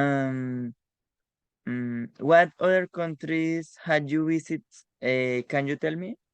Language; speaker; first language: English; non-native, learner; Spanish